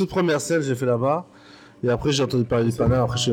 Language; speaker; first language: French; native; French